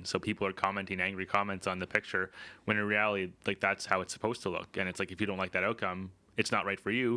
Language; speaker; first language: English; native; English